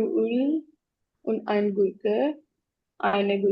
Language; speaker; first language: German; non-native, learner; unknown